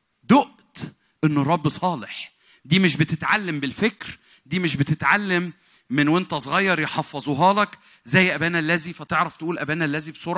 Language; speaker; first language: Arabic; native; Arabic